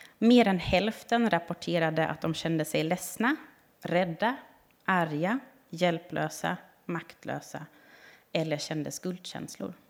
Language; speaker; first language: Swedish; non-native, fluent; German